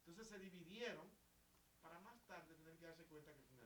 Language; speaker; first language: Spanish; native; Spanish